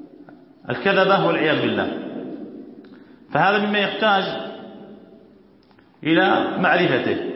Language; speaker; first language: Arabic; native; Arabic